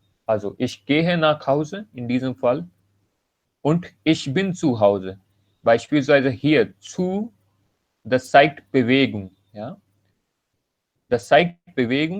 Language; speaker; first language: German; non-native, learner; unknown